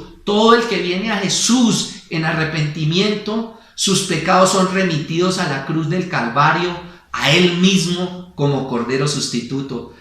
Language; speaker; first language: Spanish; native; Spanish